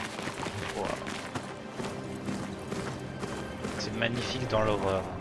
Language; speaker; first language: French; native; French